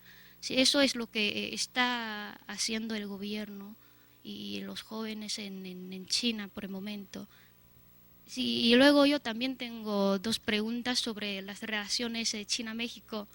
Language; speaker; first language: Spanish; non-native, fluent; Chinese